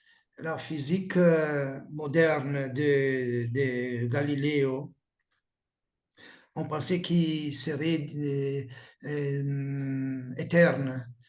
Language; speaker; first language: French; non-native, learner; Italian